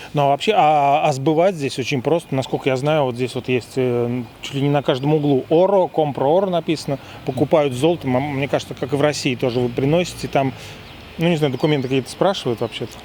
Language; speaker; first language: Russian; native; Russian